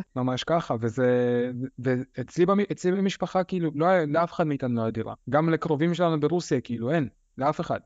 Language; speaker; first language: Hebrew; early bilingual, other home language; Russian